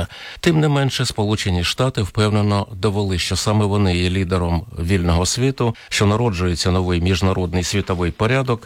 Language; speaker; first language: Ukrainian; native; Ukrainian